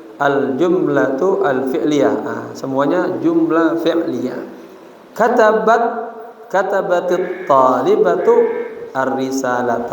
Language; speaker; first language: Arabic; non-native, fluent; Indonesian